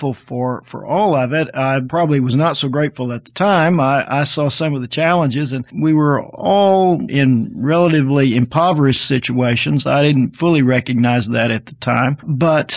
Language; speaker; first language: English; native; English